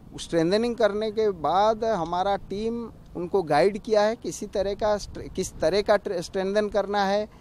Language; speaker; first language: Hindi; non-native, local second language; Odia